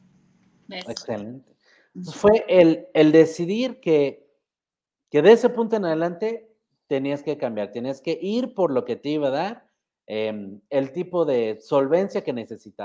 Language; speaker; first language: Spanish; native; Spanish